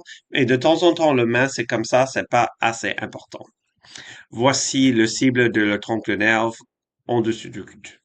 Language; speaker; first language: French; non-native, fluent; English